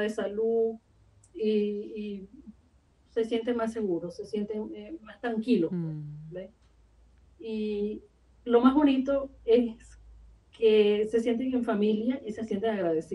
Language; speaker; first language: Spanish; native; Spanish